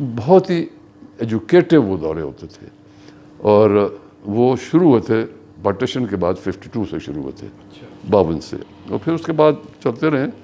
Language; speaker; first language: Urdu; non-native, local second language; Baluchi